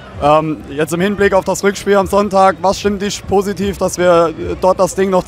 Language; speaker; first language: German; native; German